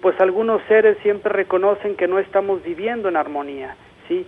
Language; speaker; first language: Spanish; native; Spanish